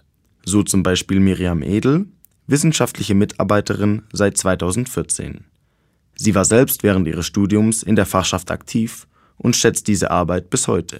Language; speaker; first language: German; native; German